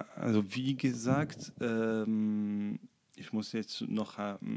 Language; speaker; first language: German; non-native, fluent; Arabic